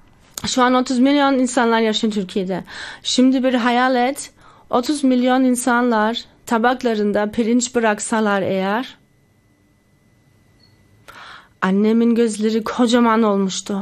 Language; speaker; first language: Turkish; early bilingual, heritage; Turkish